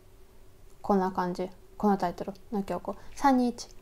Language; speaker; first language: Japanese; non-native, learner; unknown